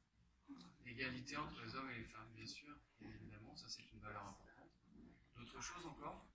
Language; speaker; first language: French; native; French